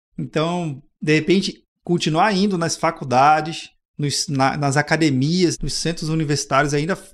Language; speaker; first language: Portuguese; native; Portuguese